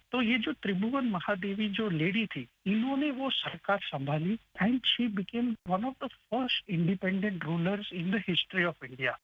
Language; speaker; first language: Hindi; non-native, local second language; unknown